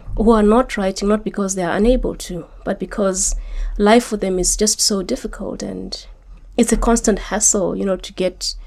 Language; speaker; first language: English; non-native, local second language; Shona